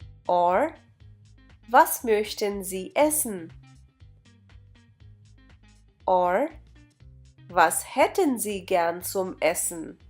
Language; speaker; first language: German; non-native, fluent; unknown